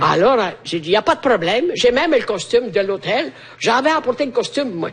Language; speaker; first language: French; non-native, fluent; Italian